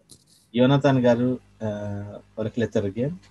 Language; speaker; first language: Hebrew; non-native, fluent; Telugu